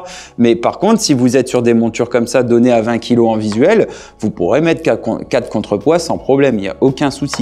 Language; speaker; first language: French; native; French